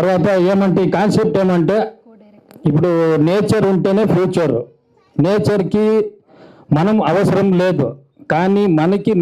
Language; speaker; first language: Telugu; non-native, local second language; Kannada